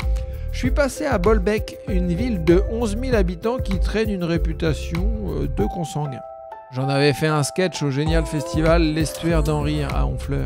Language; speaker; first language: French; native; French